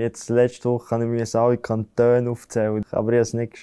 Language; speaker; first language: German; non-native, fluent; Latvian